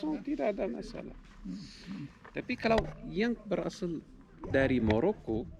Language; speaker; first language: Indonesian; non-native, learner; Arabic